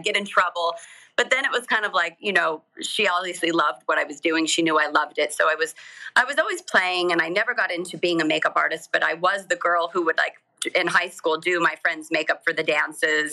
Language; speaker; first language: English; native; English